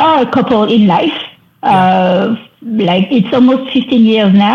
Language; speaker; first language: English; non-native, fluent; French